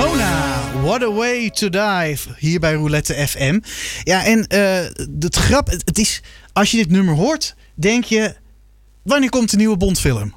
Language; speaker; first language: Dutch; native; Dutch